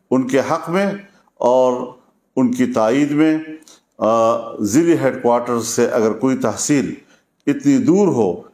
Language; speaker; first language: Urdu; non-native, local second language; Pashto